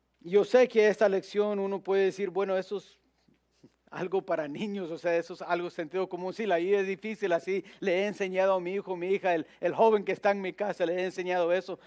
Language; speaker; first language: Spanish; early bilingual, heritage; Spanish